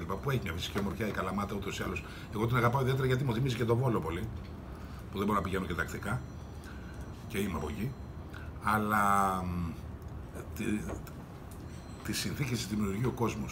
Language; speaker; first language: Greek; native; Greek